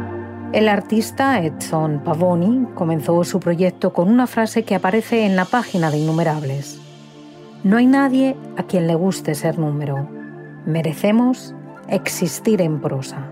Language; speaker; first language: Spanish; native; Spanish